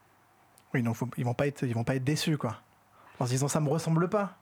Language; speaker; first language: French; native; French